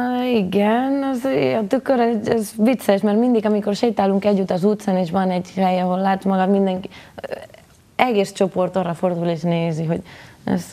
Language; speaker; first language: Hungarian; non-native, fluent; Spanish